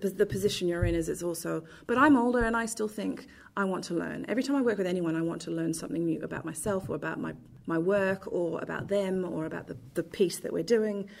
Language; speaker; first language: English; native; English